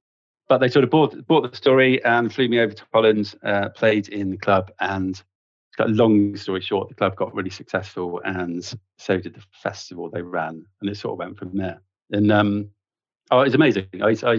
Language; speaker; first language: English; native; English